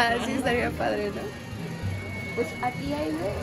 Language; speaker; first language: Spanish; native; Spanish